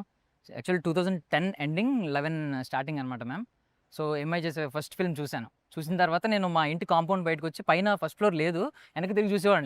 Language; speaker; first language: Telugu; native; Telugu